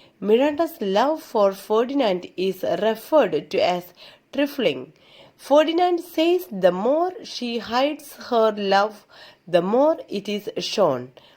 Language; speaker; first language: English; non-native, local second language; Malayalam